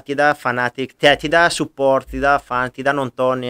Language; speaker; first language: Indonesian; non-native, fluent; Italian